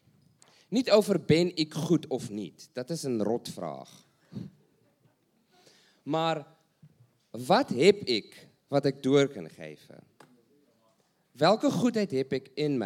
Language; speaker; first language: Dutch; non-native, learner; English